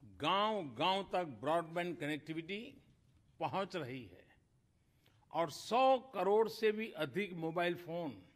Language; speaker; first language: Hindi; native; Hindi